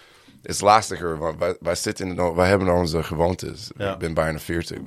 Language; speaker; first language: Dutch; non-native, learner; English